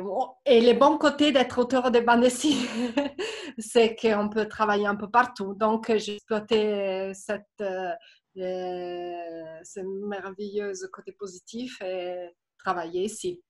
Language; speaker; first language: French; non-native, fluent; Italian